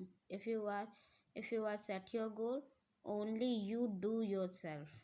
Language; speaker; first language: English; non-native, learner; Hindi